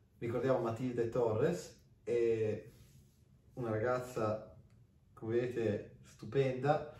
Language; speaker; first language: Italian; native; Italian